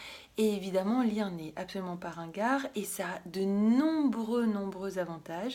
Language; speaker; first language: French; native; French